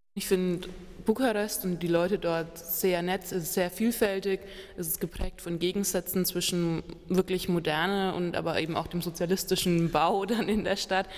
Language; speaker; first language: German; native; German